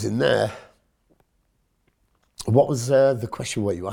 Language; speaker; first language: English; non-native, local second language; Punjabi